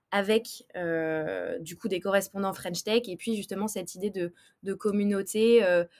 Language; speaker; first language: French; native; French